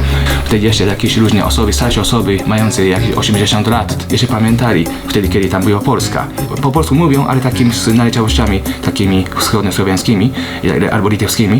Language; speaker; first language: Polish; non-native, fluent; Japanese